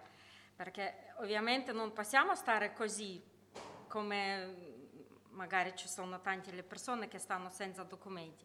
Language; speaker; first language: Italian; non-native, learner; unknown